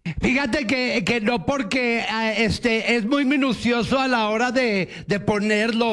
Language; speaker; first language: Spanish; native; Spanish